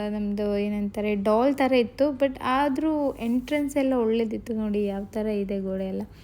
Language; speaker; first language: Kannada; non-native, local second language; Tulu